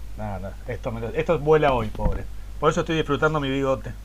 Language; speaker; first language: Spanish; native; Spanish